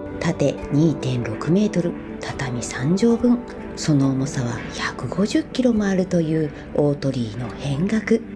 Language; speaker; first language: Japanese; native; Japanese